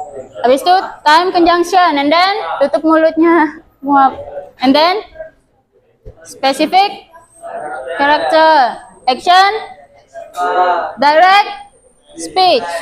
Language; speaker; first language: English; non-native, learner; Indonesian